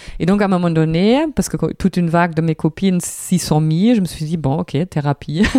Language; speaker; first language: French; non-native, fluent; German